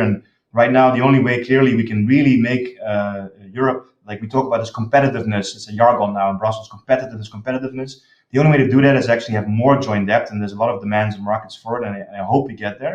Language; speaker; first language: English; non-native, fluent; Dutch